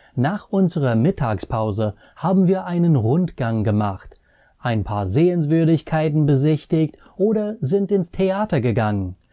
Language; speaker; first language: German; non-native, fluent; English